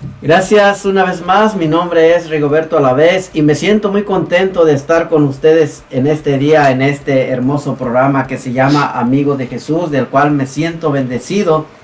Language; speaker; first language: Spanish; native; Spanish